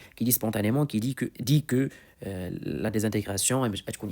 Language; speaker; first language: French; non-native, local second language; Arabic